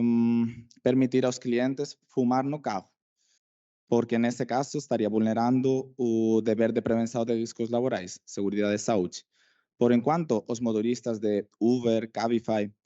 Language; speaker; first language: Portuguese; non-native, fluent; Spanish